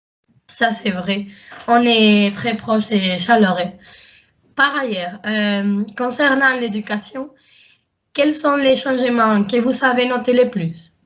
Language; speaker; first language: French; non-native, learner; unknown